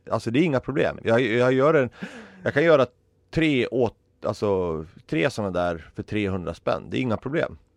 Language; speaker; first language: Swedish; native; Swedish